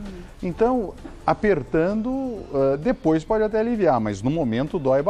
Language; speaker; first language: Portuguese; native; Portuguese